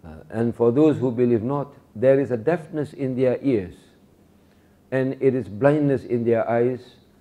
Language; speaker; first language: English; non-native, local second language; Malay